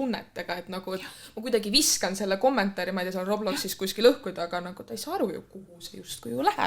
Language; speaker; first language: Estonian; native; Estonian